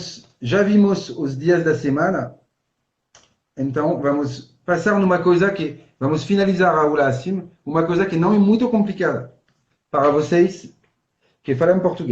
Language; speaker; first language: Portuguese; non-native, fluent; French